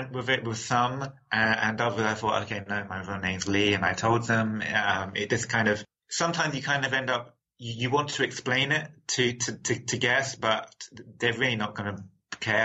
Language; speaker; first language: English; native; English